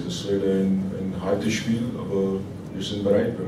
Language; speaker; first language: German; non-native, fluent; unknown